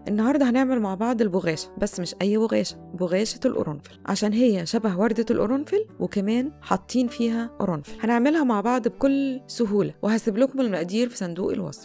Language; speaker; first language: Arabic; native; Arabic